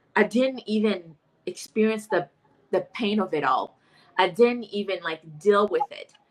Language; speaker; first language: English; non-native, fluent; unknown